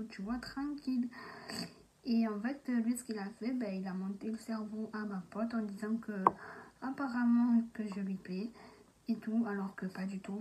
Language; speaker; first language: French; native; French